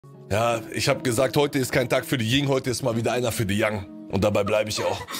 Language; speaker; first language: German; native; German